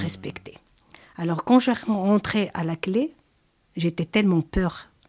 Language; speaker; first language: French; non-native, learner; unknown